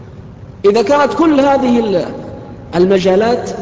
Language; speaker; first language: Arabic; native; Arabic